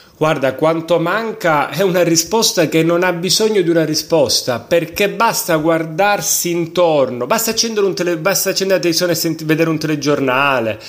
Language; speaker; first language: Italian; native; Italian